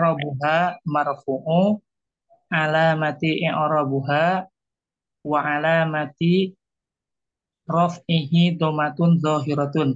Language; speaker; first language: Arabic; non-native, learner; Indonesian